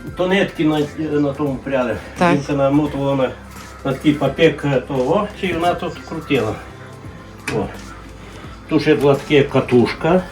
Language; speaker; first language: Ukrainian; native; Ukrainian